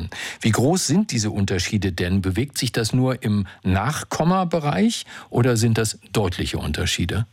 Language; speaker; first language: German; native; German